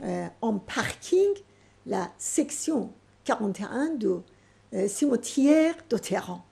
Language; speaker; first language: French; non-native, fluent; Persian